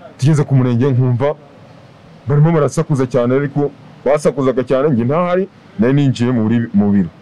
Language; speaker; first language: Kinyarwanda; native; Kinyarwanda